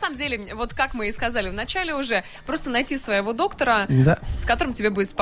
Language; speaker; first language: Russian; native; Russian